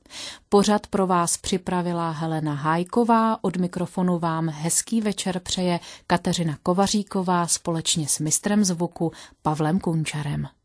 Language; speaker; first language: Czech; native; Czech